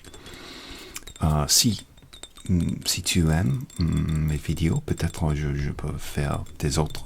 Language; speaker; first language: French; non-native, learner; English